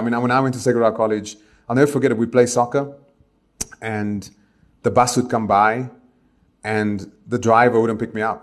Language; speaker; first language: English; native; English